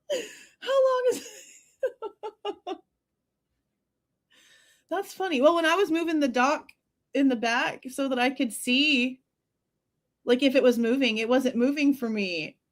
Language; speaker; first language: English; native; English